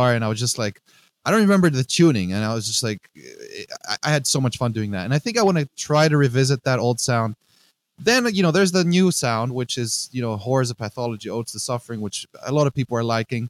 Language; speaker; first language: English; non-native, fluent; Greek